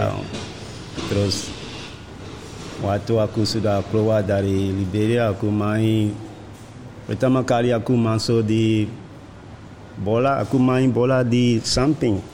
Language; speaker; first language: Indonesian; non-native, fluent; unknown